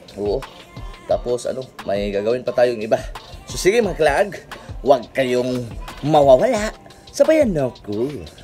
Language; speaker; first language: Filipino; non-native, local second language; Cebuano